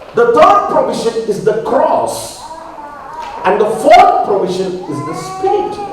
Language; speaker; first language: English; non-native, local second language; Malayalam